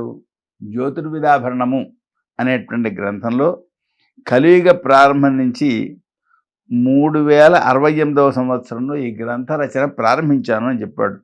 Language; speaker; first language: Telugu; native; Telugu